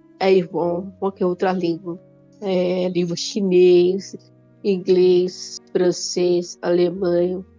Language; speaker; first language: Portuguese; non-native, local second language; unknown